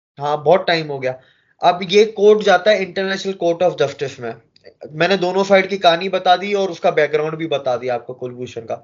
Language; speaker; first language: Hindi; native; Hindi